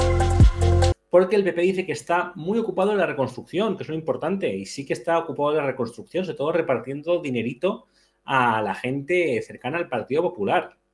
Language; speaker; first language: Spanish; native; Spanish